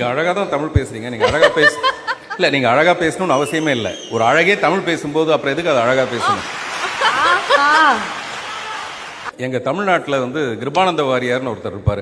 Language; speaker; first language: Tamil; native; Tamil